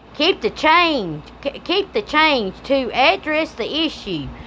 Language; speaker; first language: English; native; English